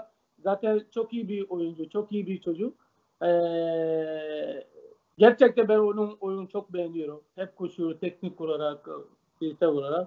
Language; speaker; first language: Turkish; non-native, learner; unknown